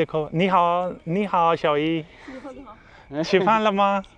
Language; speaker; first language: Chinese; non-native, learner; Urdu